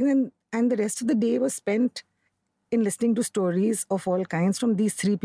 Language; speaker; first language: English; non-native, local second language; Hindi